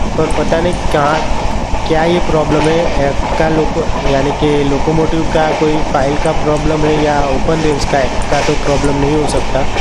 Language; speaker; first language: Hindi; non-native, local second language; Gujarati